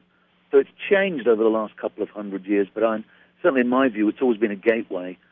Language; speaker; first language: English; native; English